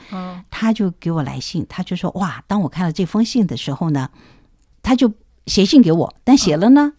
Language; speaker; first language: Chinese; native; Chinese